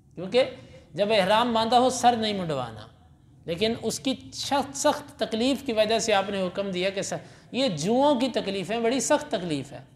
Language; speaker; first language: Urdu; non-native, local second language; Punjabi